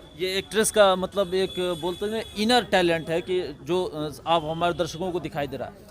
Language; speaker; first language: Hindi; native; Hindi